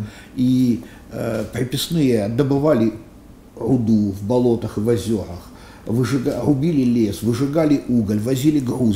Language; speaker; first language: Russian; native; Russian